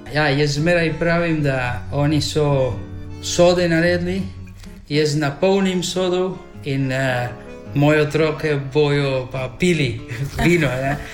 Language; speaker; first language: Slovenian; early bilingual, heritage; Slovenian